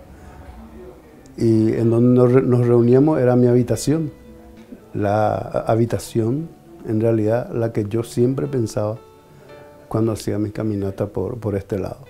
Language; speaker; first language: Spanish; native; Spanish